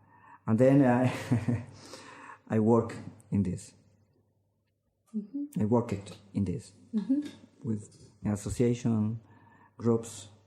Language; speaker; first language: English; non-native, learner; Spanish